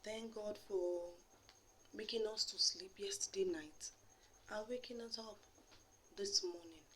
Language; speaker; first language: English; non-native, local second language; Yoruba